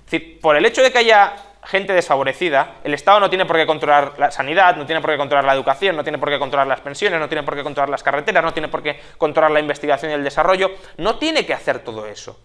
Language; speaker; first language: Spanish; native; Spanish